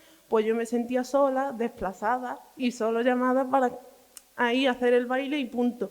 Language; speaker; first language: Spanish; early bilingual, other home language; Arabic